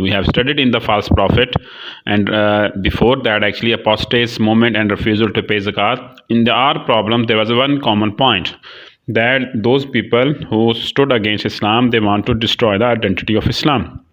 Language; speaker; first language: English; non-native, local second language; Urdu